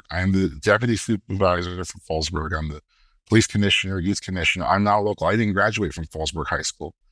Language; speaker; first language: English; native; English